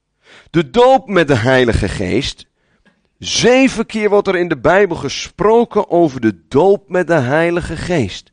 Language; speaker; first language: Dutch; native; Dutch